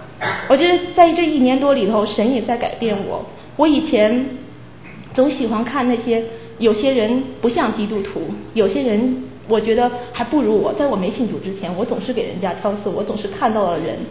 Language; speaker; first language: Chinese; native; Chinese